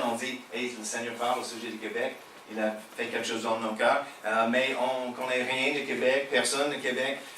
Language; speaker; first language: French; non-native, fluent; English